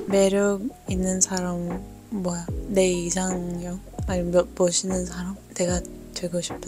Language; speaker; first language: Korean; non-native, fluent; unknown